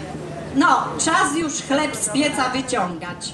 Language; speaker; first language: Polish; native; Polish